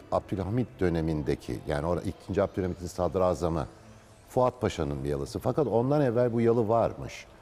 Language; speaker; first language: Turkish; native; Turkish